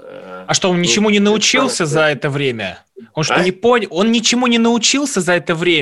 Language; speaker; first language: Russian; native; Russian